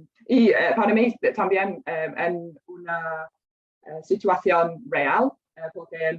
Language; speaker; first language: Spanish; non-native, fluent; English